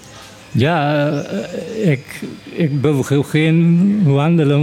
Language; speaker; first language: Dutch; non-native, learner; Papiamento